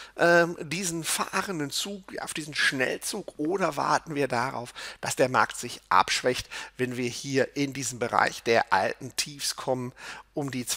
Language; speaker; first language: German; native; German